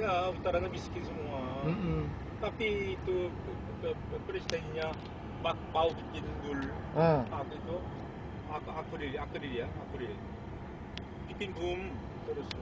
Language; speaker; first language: Indonesian; non-native, learner; Korean